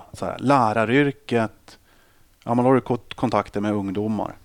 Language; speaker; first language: Swedish; native; Swedish